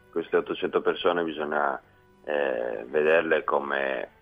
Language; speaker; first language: Italian; native; Italian